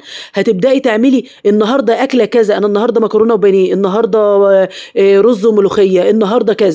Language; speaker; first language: Arabic; native; Arabic